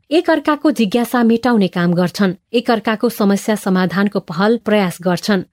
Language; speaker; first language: Nepali; native; Nepali